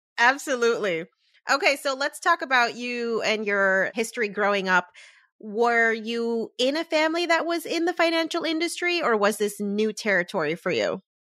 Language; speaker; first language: English; native; English